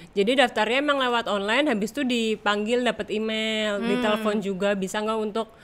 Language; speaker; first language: Indonesian; native; Indonesian